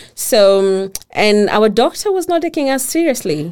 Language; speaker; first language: English; non-native, local second language; Kikuyu